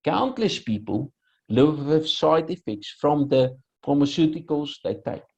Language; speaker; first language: English; non-native, local second language; Afrikaans